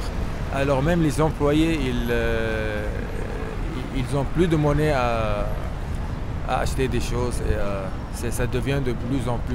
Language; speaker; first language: French; non-native, fluent; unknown